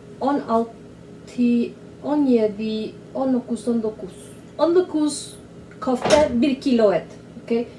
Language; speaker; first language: Turkish; non-native, learner; Spanish